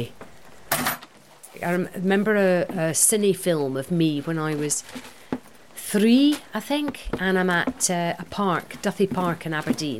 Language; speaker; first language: English; native; English